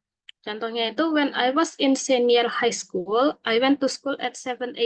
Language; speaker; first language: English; non-native, learner; Indonesian